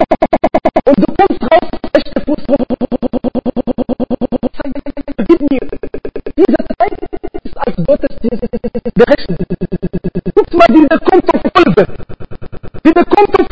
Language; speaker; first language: German; non-native, learner; Arabic